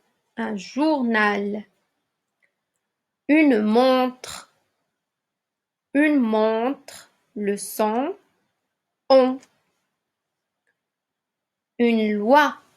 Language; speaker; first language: French; non-native, local second language; Arabic